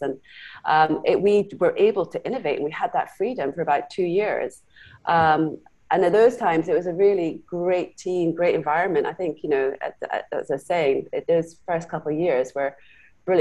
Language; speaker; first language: English; native; English